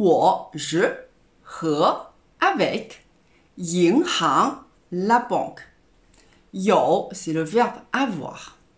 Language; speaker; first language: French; non-native, fluent; Chinese